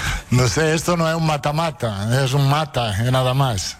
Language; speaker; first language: Portuguese; non-native, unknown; Italian